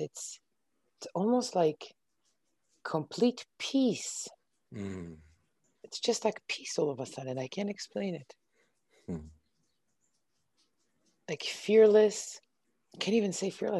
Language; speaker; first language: English; non-native, fluent; Hebrew